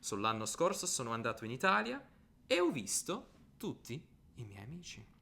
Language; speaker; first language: Italian; non-native, fluent; English